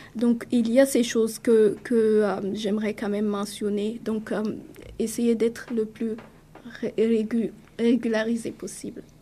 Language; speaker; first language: French; non-native, local second language; Mossi